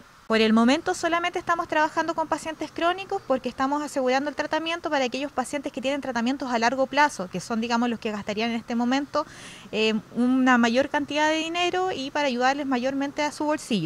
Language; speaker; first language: Spanish; native; Spanish